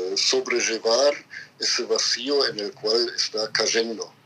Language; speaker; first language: Spanish; non-native, fluent; German